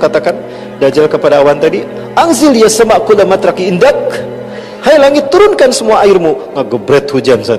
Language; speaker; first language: Indonesian; non-native, local second language; Sundanese